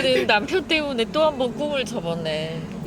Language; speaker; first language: Korean; native; Korean